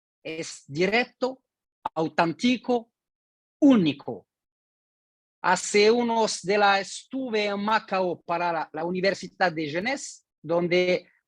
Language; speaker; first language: Spanish; non-native, learner; French